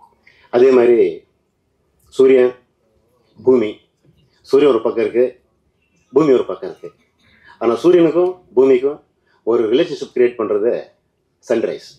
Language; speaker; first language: Tamil; non-native, local second language; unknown